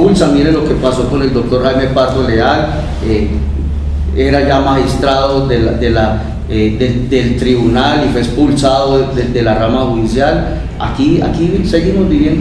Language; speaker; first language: Spanish; native; Spanish